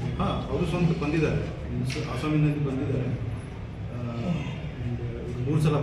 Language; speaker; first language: Kannada; non-native, learner; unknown